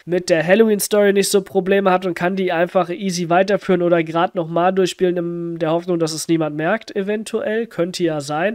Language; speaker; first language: German; native; German